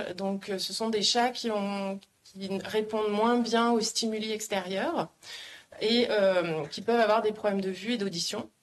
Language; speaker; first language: French; native; French